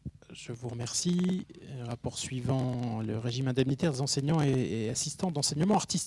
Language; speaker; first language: French; native; French